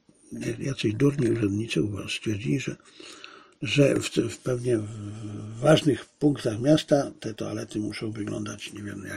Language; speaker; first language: Polish; native; Polish